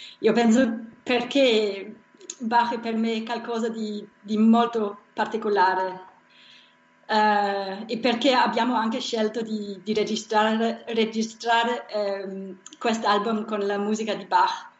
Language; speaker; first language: Italian; non-native, fluent; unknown